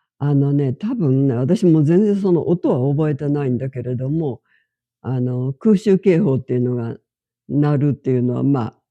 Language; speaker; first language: Japanese; native; Japanese